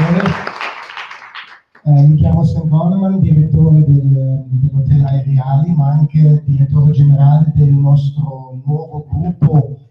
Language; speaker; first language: Italian; non-native, fluent; German